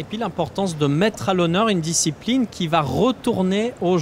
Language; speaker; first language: French; native; French